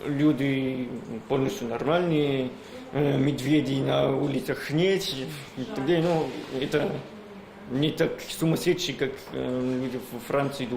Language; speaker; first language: Russian; non-native, learner; French